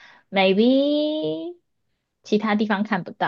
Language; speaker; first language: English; non-native, learner; Chinese